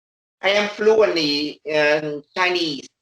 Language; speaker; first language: English; non-native, learner; Vietnamese